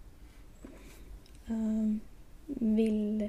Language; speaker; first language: French; non-native, learner; Swedish